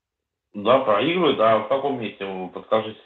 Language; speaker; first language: Russian; native; Russian